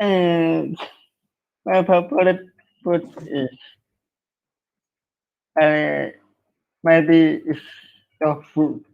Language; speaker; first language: English; non-native, learner; Indonesian